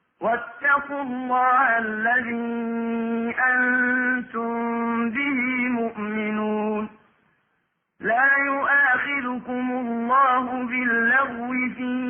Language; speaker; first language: Arabic; native; Arabic